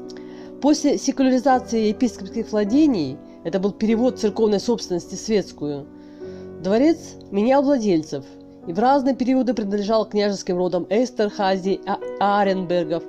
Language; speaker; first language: Russian; native; Russian